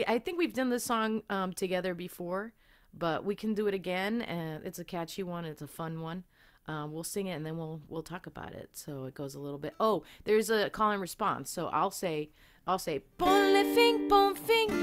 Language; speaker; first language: English; early bilingual, other home language; Spanish